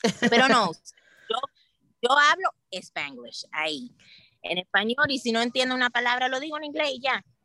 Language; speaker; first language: Spanish; early bilingual, heritage; Spanish